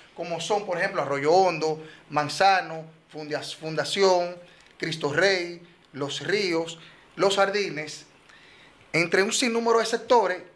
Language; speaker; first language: Spanish; native; Spanish